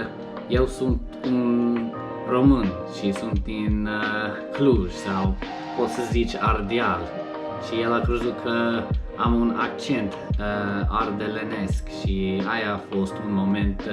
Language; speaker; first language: Romanian; non-native, learner; English